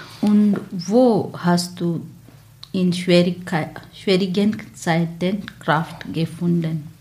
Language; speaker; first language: German; non-native, learner; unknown